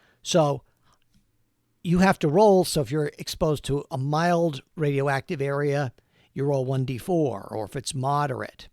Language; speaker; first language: English; native; English